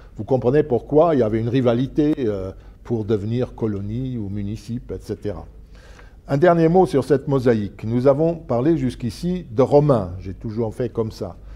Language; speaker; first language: French; non-native, local second language; Luxembourgish